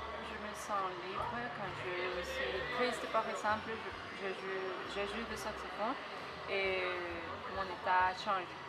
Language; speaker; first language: French; non-native, learner; Spanish